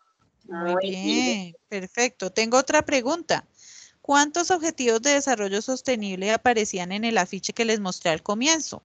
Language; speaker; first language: Spanish; native; Spanish